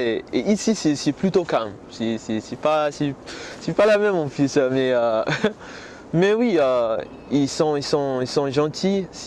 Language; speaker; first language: French; non-native, learner; English